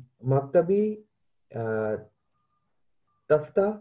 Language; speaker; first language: Arabic; non-native, learner; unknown